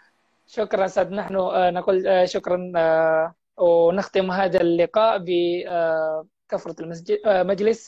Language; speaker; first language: Arabic; non-native, fluent; Indonesian